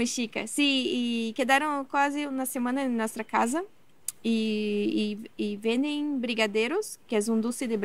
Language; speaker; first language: Spanish; non-native, learner; Portuguese